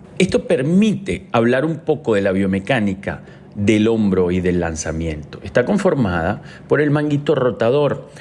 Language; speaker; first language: Spanish; native; Spanish